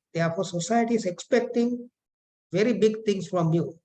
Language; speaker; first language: English; non-native, local second language; Sinhala